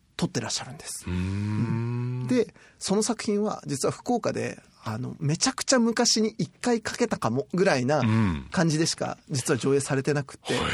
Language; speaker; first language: Japanese; native; Japanese